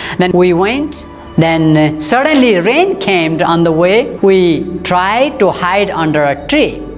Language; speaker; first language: English; non-native, local second language; Nepali